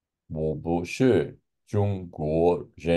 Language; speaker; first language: Chinese; non-native, learner; English